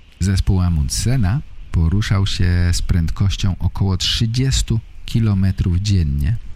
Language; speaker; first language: Polish; native; Polish